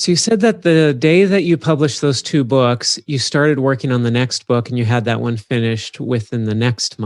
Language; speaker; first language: English; native; English